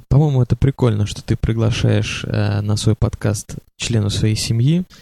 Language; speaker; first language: Russian; native; Russian